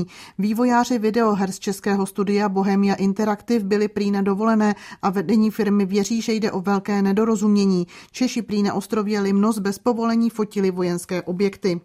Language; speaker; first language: Czech; native; Czech